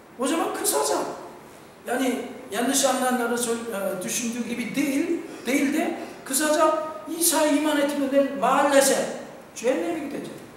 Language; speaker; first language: Turkish; non-native, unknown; Korean